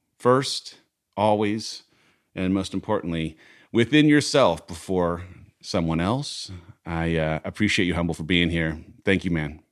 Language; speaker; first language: English; native; English